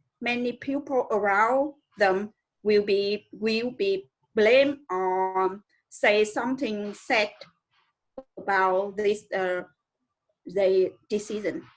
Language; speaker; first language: English; non-native, learner; Vietnamese